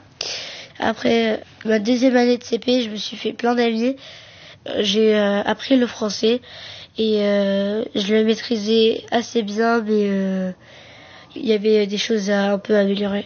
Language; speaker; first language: French; early bilingual, other home language; Arabic